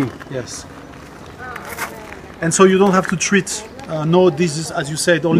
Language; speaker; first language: English; non-native, learner; French